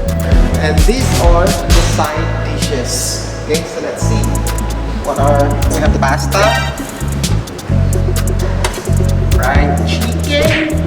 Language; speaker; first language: English; non-native, local second language; Filipino